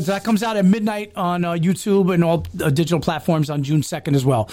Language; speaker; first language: English; early bilingual, other home language; Spanish